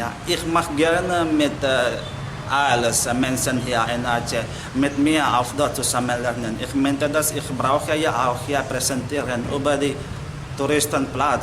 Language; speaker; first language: German; non-native, learner; Indonesian